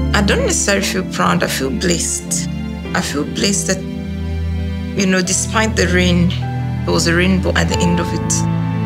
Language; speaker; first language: English; non-native, local second language; Kinyarwanda